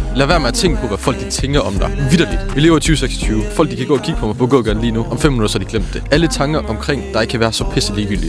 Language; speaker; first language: Danish; native; Danish